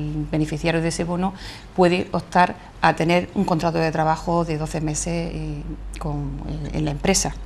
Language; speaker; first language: Spanish; native; Spanish